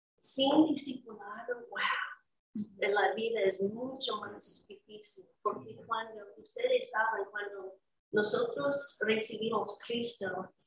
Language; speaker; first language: Spanish; non-native, learner; English